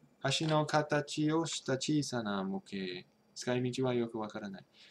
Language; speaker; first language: Japanese; non-native, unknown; English